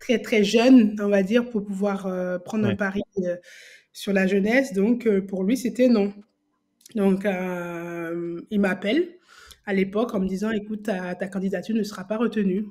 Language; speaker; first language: French; native; French